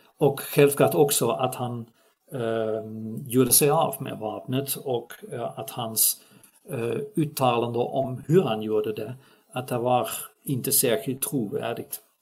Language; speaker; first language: Swedish; non-native, fluent; Dutch